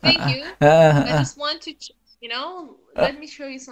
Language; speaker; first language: English; non-native, fluent; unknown